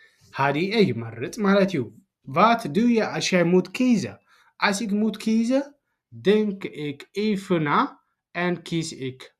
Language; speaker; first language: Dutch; non-native, learner; Tigrinya